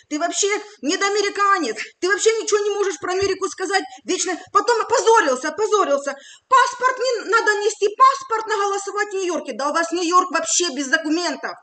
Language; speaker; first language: Russian; native; Russian